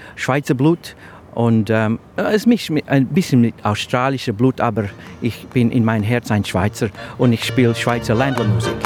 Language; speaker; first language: German; non-native, learner; English